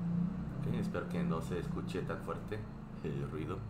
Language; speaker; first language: Spanish; non-native, fluent; Korean